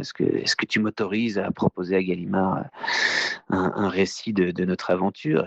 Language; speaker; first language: French; native; French